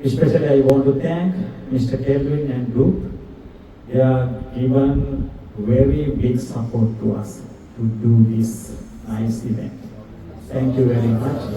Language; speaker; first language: English; non-native, local second language; Sinhala